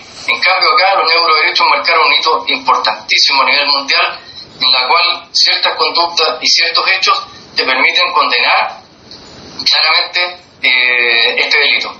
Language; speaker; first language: Spanish; native; Spanish